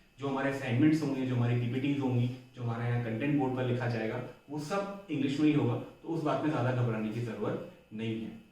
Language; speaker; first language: Hindi; native; Hindi